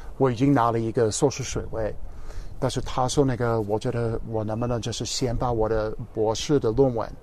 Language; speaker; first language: Chinese; non-native, fluent; English